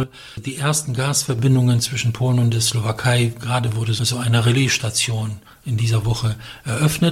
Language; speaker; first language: German; non-native, fluent; Polish